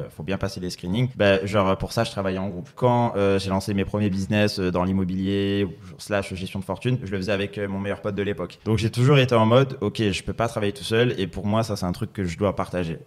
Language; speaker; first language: French; native; French